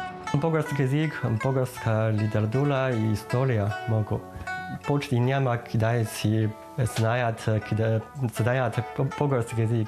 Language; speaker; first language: Bulgarian; non-native, learner; Chinese